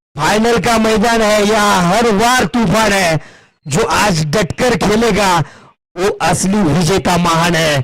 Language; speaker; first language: Hindi; non-native, local second language; Marathi